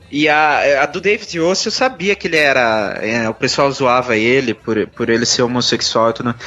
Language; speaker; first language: Portuguese; native; Portuguese